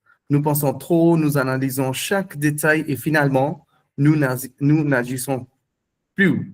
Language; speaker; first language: French; non-native, fluent; Hindi